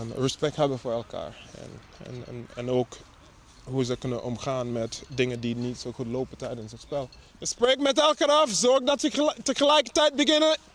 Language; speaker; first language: Dutch; non-native, fluent; English